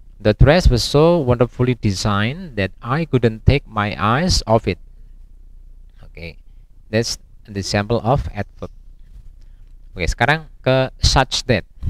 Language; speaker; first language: English; non-native, fluent; Indonesian